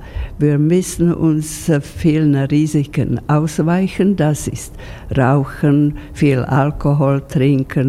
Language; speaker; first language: German; non-native, fluent; Slovak